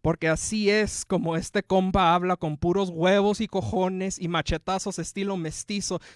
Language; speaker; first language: Spanish; early bilingual, heritage; Spanish